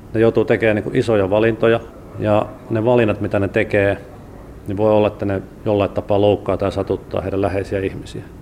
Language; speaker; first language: Finnish; native; Finnish